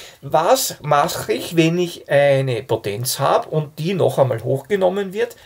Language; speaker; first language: German; native; German